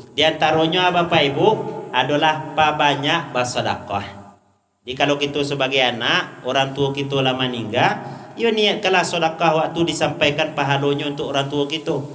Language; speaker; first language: Malay; non-native, local second language; Minangkabau